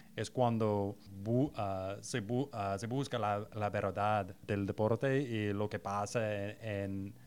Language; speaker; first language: Spanish; non-native, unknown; English